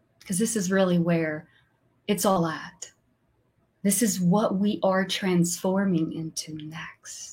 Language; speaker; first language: English; non-native, fluent; Portuguese